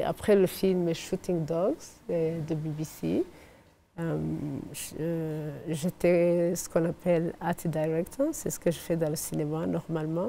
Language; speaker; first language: French; non-native, fluent; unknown